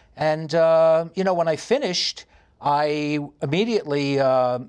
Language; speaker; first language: English; native; English